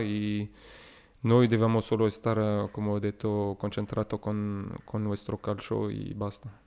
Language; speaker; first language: Italian; non-native, learner; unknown